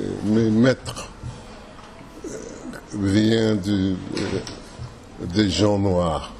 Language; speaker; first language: French; non-native, fluent; English